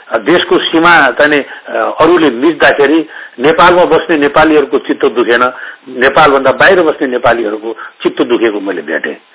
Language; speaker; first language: Nepali; non-native, local second language; Newari